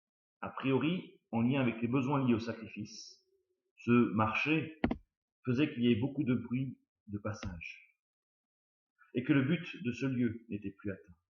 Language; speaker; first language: French; native; French